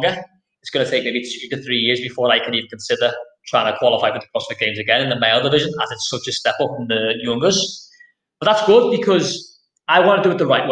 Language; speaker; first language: English; native; English